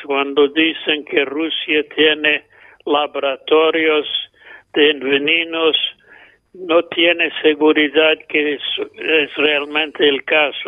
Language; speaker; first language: Spanish; non-native, fluent; English